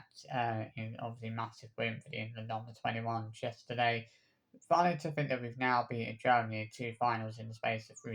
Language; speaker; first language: English; native; English